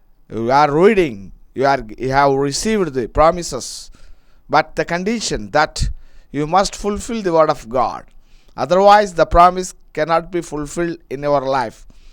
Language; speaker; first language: English; non-native, local second language; Telugu